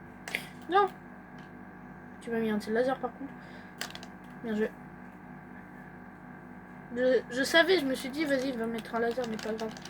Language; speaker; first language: French; native; French